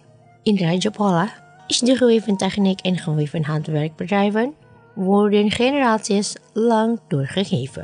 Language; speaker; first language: Dutch; non-native, fluent; Indonesian